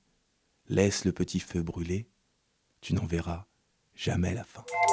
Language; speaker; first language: French; native; French